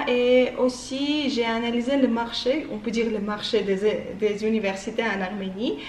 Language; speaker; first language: French; non-native, learner; Armenian